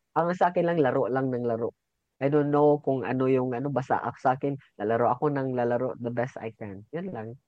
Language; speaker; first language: Filipino; non-native, local second language; Cebuano